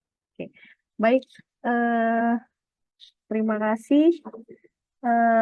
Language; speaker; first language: Indonesian; native; Indonesian